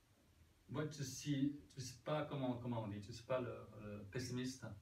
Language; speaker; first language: French; non-native, learner; Korean